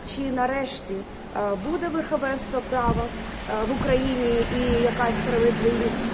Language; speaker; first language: Ukrainian; native; Ukrainian